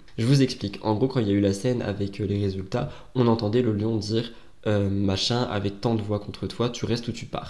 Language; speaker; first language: French; native; French